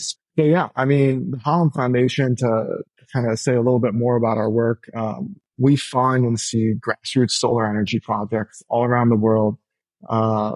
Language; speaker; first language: English; native; English